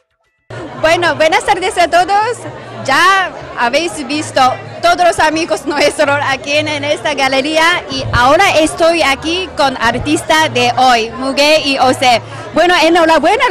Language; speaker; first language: Spanish; non-native, learner; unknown